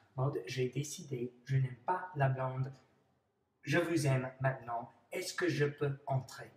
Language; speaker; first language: French; non-native, learner; English